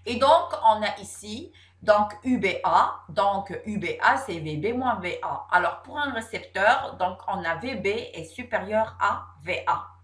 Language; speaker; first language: French; non-native, local second language; Arabic